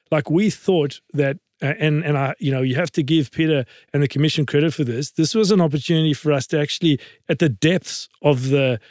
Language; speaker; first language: English; native; English